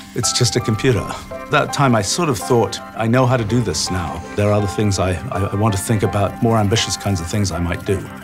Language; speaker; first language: English; native; English